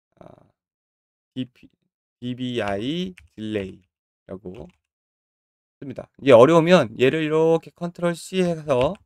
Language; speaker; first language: Korean; native; Korean